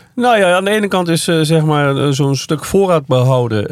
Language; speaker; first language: Dutch; native; Dutch